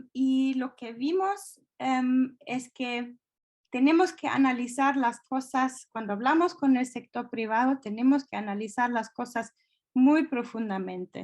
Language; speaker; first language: Spanish; non-native, fluent; German